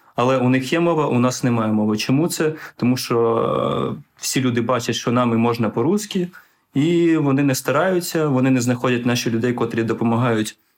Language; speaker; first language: Ukrainian; non-native, local second language; Russian